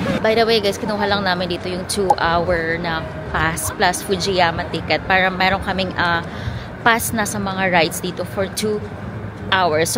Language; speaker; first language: Filipino; native; Filipino